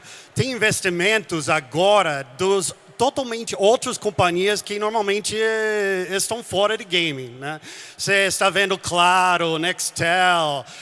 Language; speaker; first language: Portuguese; non-native, fluent; English